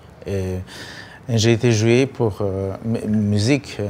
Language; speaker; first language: French; non-native, learner; Russian